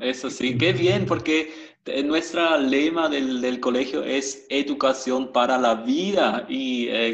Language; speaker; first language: Spanish; non-native, fluent; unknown